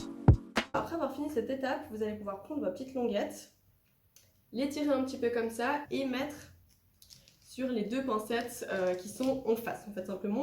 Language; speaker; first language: French; native; French